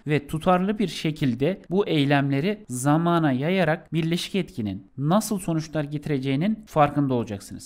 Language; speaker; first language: Turkish; native; Turkish